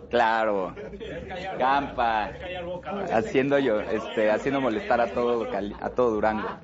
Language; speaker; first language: Spanish; native; Spanish